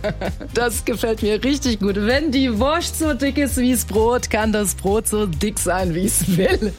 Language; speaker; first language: German; early bilingual, other home language; Polish